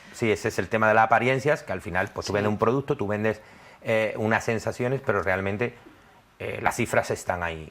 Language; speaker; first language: Spanish; native; Spanish